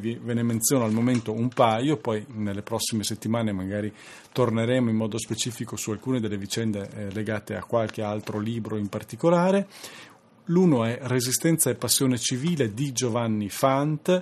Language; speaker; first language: Italian; native; Italian